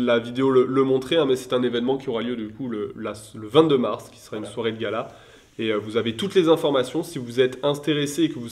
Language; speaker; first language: French; native; French